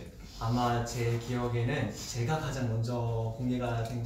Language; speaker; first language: Korean; native; Korean